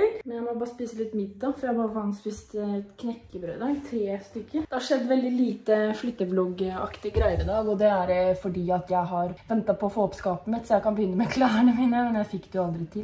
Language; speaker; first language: Norwegian; native; Norwegian